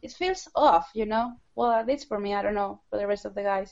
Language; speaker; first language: English; non-native, fluent; Spanish